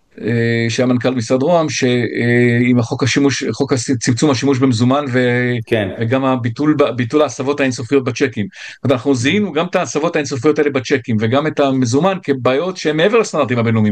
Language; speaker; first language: Hebrew; native; Hebrew